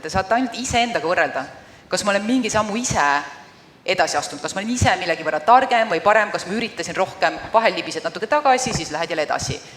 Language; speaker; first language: Estonian; native; Estonian